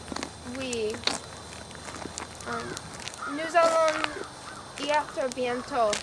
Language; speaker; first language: French; non-native, learner; English